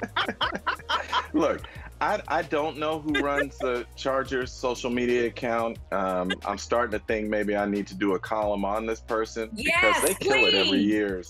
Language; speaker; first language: English; native; English